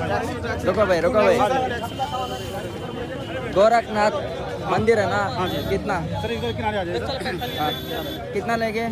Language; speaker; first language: Hindi; non-native, learner; Kannada